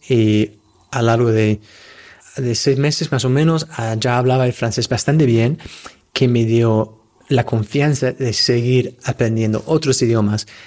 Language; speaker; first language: Spanish; non-native, fluent; English